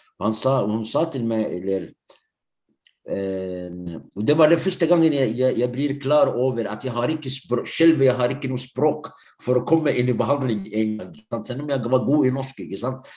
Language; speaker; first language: Norwegian; non-native, fluent; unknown